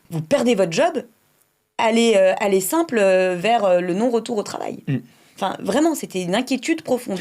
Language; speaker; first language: French; native; French